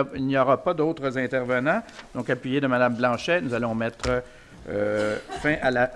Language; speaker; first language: French; native; French